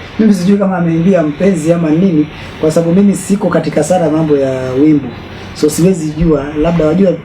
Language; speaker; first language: Swahili; native; Swahili